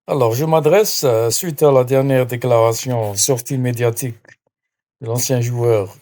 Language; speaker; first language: French; non-native, local second language; Arabic